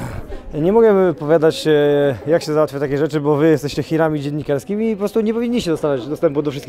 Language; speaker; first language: Polish; native; Polish